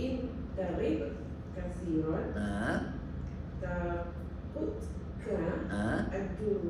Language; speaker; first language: Arabic; non-native, learner; Malay